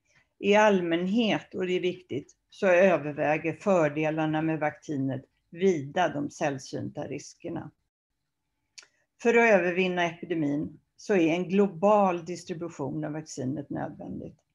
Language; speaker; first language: Swedish; native; Swedish